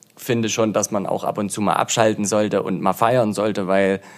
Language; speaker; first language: German; native; German